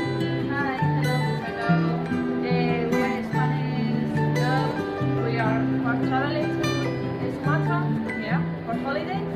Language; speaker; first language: English; non-native, learner; Spanish